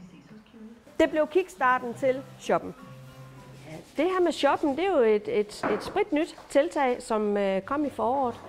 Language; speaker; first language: Danish; native; Danish